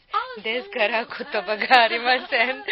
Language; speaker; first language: Japanese; non-native, learner; Serbian